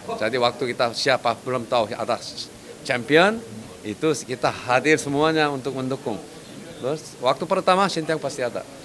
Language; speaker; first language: Indonesian; non-native, fluent; Korean